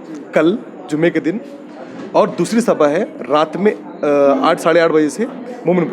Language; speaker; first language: Hindi; native; Hindi